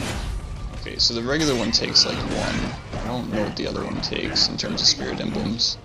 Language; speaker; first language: English; native; English